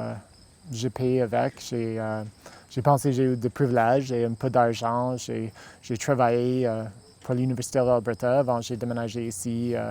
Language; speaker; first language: French; non-native, local second language; English